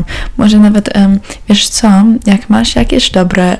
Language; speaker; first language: Polish; early bilingual, heritage; Polish